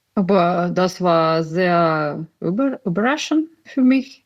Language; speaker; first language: German; non-native, learner; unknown